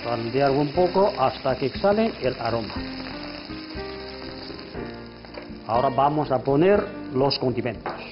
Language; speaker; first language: Spanish; non-native, fluent; Chinese